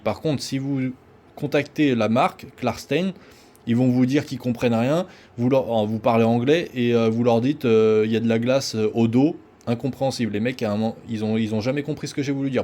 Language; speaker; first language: French; native; French